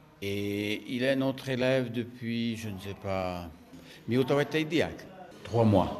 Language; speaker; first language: French; non-native, fluent; Hungarian